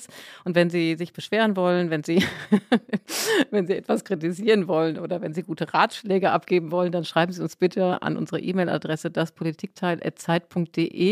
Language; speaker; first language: German; native; German